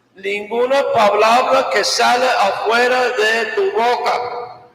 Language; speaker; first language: Spanish; non-native, learner; English